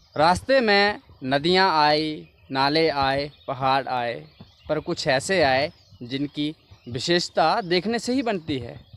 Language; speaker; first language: Hindi; native; Hindi